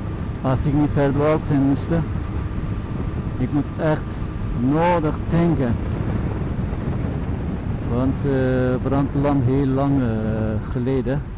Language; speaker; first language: Dutch; non-native, fluent; Turkish